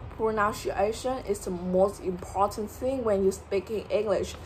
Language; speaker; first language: English; non-native, learner; Vietnamese